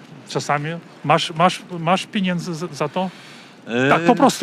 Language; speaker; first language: Polish; non-native, learner; Belarusian